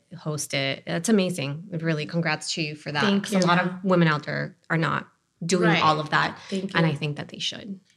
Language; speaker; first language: English; native; English